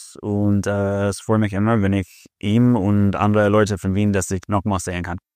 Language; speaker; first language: German; non-native, fluent; English